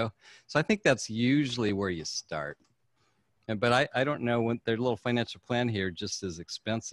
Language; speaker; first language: English; native; English